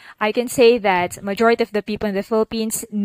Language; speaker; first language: English; non-native, local second language; Cebuano